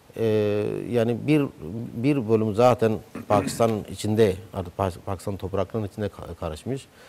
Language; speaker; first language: Turkish; non-native, fluent; Urdu